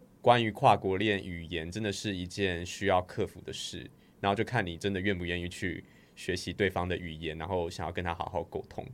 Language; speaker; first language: Chinese; native; Chinese